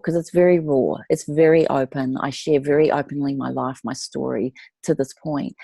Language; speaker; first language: English; native; English